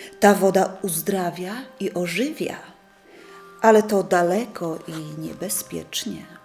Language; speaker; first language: Polish; native; Polish